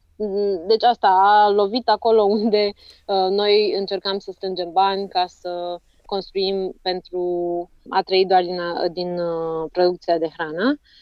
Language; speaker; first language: Romanian; native; Romanian